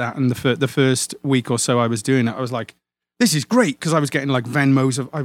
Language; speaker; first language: English; native; English